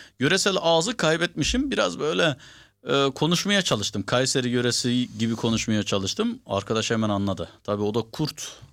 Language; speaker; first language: Turkish; native; Turkish